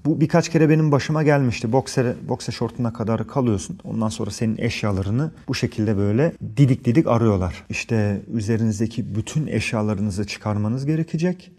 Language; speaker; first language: Turkish; early bilingual, heritage; Turkish